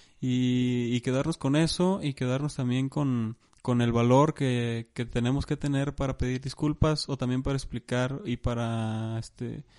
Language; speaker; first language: Spanish; native; Spanish